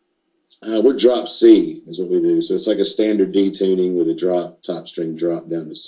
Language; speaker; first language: English; native; English